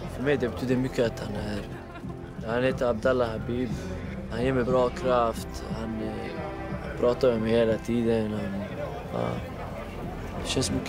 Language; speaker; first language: Swedish; non-native, local second language; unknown